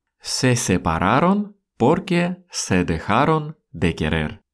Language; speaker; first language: Spanish; non-native, fluent; Russian